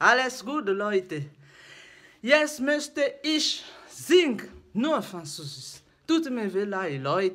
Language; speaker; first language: German; non-native, learner; French